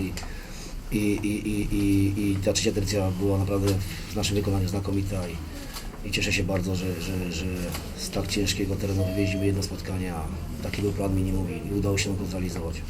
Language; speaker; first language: Polish; native; Polish